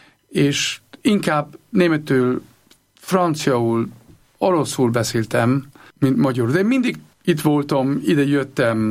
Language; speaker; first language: Hungarian; non-native, learner; German